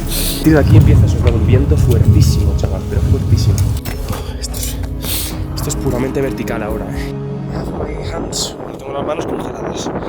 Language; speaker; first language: Spanish; native; Spanish